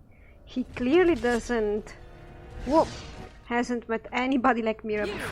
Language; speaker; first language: English; non-native, fluent; Italian